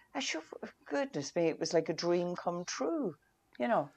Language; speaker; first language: English; non-native, local second language; Irish